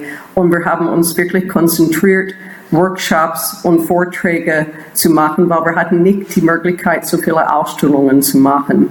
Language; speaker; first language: German; non-native, fluent; English